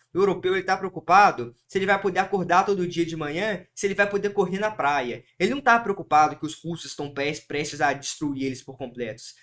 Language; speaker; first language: Portuguese; early bilingual, heritage; Portuguese